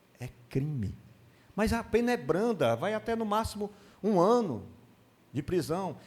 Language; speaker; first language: Portuguese; native; Portuguese